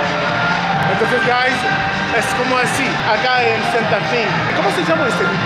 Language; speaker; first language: Spanish; non-native, learner; English